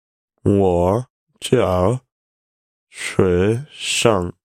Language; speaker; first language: Chinese; non-native, learner; English